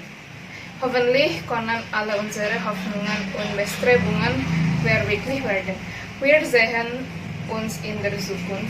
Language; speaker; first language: German; non-native, learner; Indonesian